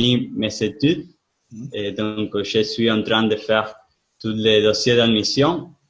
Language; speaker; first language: French; non-native, fluent; Spanish